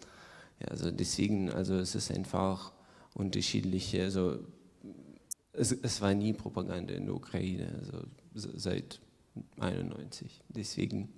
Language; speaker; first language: German; non-native, fluent; Russian